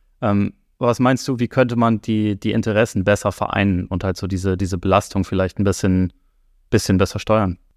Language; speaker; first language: German; native; German